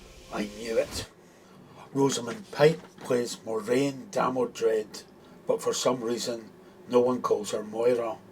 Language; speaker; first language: English; native; English